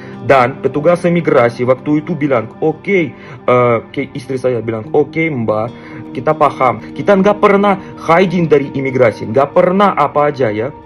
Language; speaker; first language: Indonesian; non-native, fluent; Russian